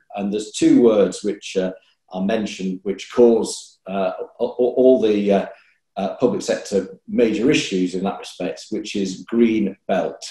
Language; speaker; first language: English; native; English